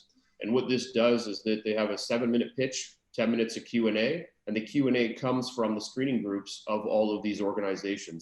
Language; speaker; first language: English; native; English